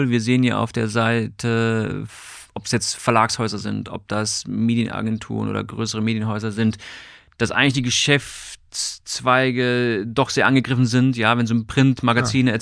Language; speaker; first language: German; native; German